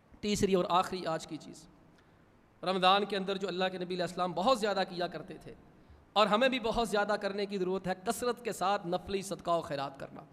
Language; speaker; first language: Urdu; non-native, local second language; Punjabi